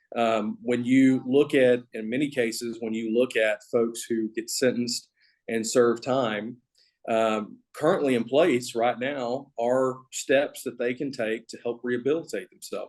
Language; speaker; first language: English; native; English